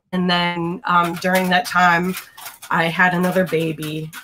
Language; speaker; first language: English; native; English